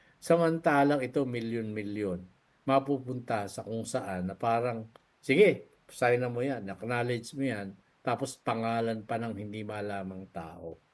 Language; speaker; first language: Filipino; native; Filipino